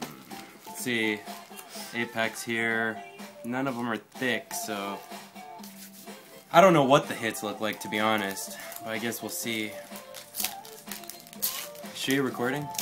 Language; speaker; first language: English; native; English